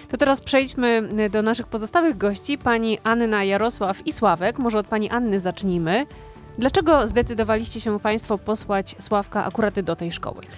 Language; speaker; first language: Polish; native; Polish